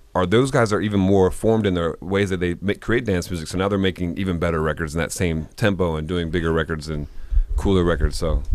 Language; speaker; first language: English; native; English